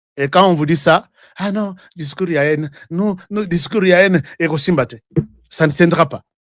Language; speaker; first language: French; non-native, local second language; Lingala